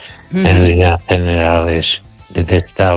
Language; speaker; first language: Spanish; native; Spanish